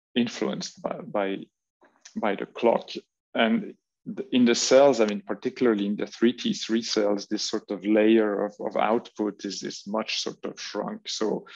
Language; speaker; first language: English; non-native, fluent; French